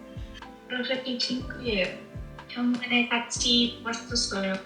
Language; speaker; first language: Korean; non-native, learner; Icelandic